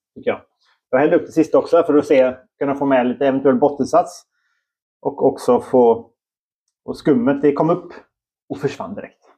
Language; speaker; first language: Swedish; native; Swedish